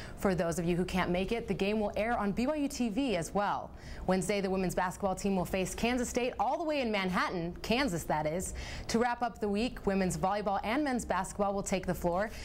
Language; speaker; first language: English; native; English